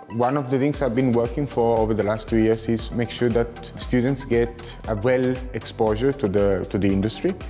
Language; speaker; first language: English; non-native, fluent; Italian